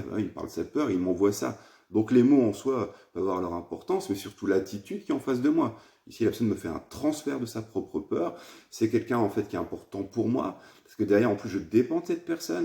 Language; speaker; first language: French; native; French